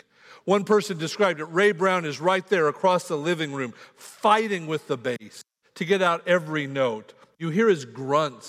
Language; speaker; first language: English; native; English